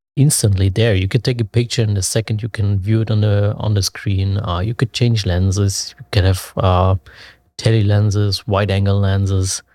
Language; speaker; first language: English; non-native, fluent; German